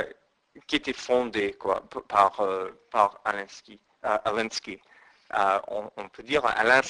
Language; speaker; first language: French; non-native, fluent; English